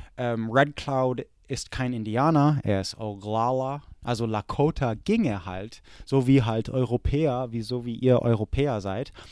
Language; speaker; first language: German; early bilingual, other home language; English